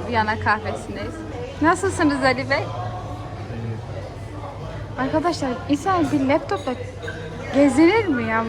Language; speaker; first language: Turkish; early bilingual, heritage; Turkish